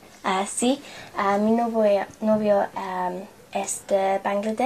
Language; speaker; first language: Spanish; non-native, learner; English